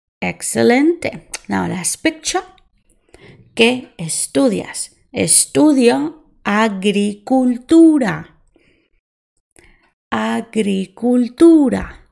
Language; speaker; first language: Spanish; non-native, fluent; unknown